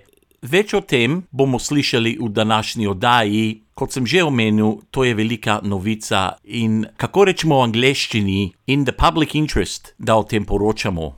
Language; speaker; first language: Slovenian; non-native, local second language; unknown